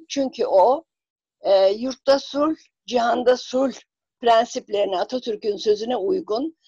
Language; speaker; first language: Turkish; native; Turkish